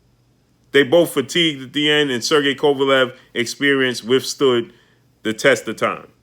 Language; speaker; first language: English; native; English